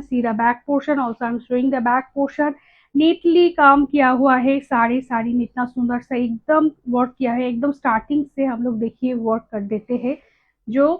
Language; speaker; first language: Hindi; non-native, local second language; Bangla